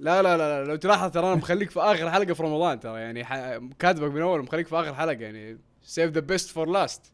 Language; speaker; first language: Arabic; native; Arabic